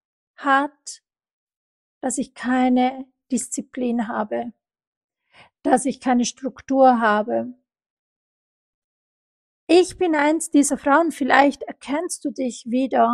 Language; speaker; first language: German; non-native, fluent; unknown